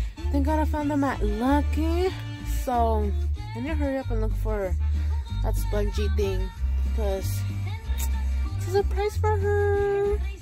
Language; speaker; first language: English; early bilingual, other home language; Spanish